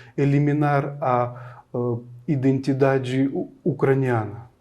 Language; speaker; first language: Portuguese; non-native, fluent; Ukrainian